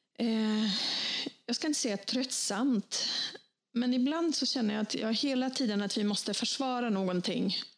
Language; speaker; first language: Swedish; early bilingual, other home language; Bosnian